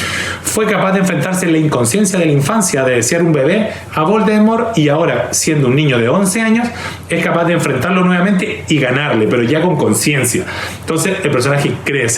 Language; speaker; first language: Spanish; native; Spanish